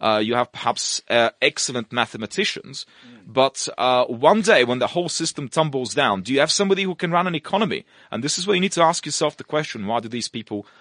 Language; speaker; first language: English; non-native, fluent; Russian